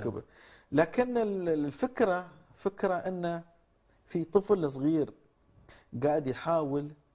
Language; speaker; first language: Arabic; native; Arabic